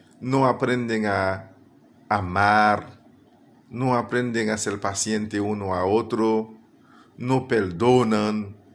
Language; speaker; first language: Spanish; non-native, fluent; Haitian Creole